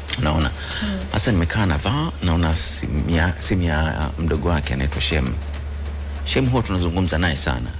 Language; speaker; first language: Swahili; native; Swahili